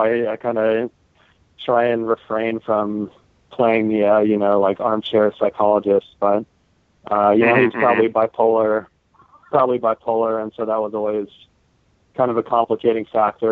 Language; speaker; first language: English; native; English